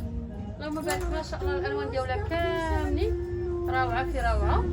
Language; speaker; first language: Arabic; native; Arabic